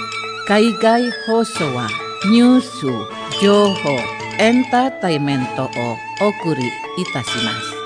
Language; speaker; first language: Japanese; non-native, fluent; Indonesian